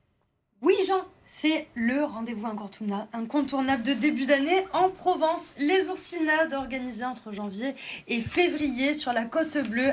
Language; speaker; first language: French; native; French